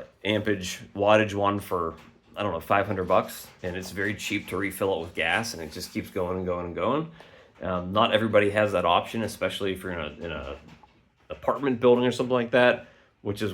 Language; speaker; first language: English; native; English